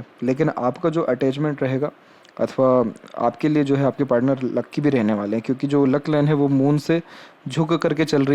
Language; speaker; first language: Hindi; native; Hindi